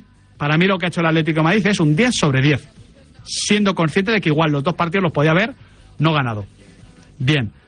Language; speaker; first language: Spanish; native; Spanish